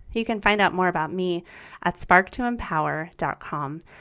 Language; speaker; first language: English; early bilingual, other home language; German